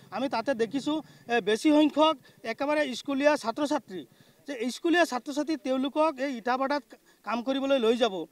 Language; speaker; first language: Assamese; non-native, local second language; Bangla